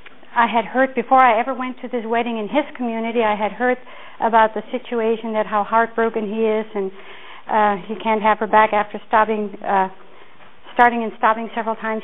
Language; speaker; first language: English; native; English